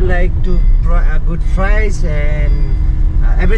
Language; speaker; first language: English; non-native, learner; Nepali